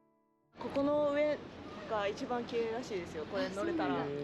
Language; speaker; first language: Japanese; native; Japanese